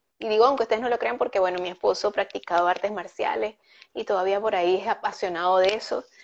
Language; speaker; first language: Spanish; native; Spanish